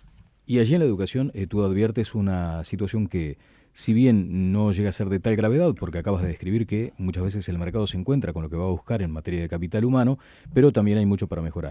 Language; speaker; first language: Spanish; native; Spanish